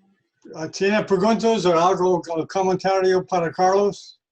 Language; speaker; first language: Spanish; non-native, learner; English